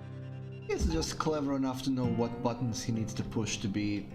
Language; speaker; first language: English; native; English